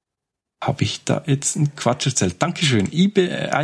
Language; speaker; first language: German; native; German